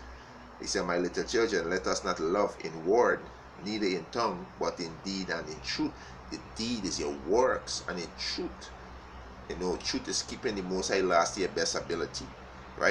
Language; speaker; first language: English; native; English